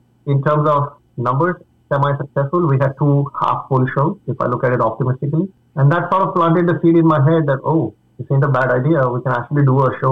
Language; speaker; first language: English; non-native, local second language; Marathi